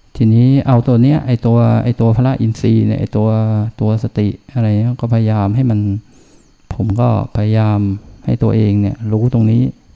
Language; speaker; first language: Thai; native; Thai